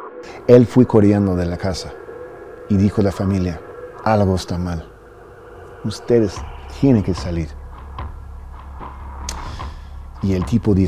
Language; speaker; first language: Spanish; early bilingual, heritage; English